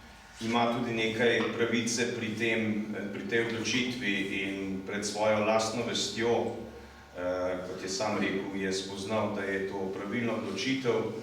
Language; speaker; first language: Slovenian; native; Slovenian